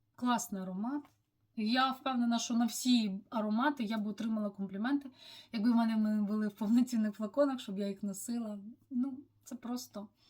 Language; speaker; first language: Ukrainian; non-native, local second language; Russian